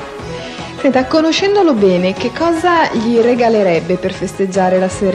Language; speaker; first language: Italian; native; Italian